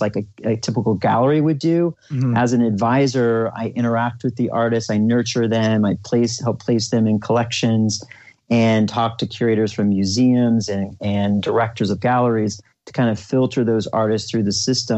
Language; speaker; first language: English; native; English